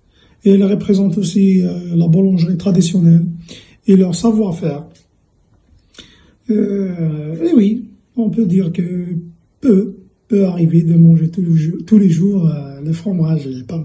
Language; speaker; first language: French; non-native, local second language; Arabic